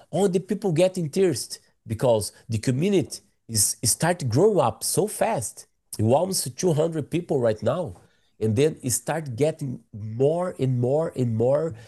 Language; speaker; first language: English; non-native, learner; Portuguese